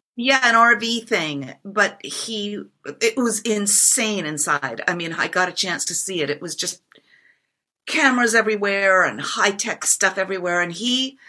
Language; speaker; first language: English; non-native, fluent; Japanese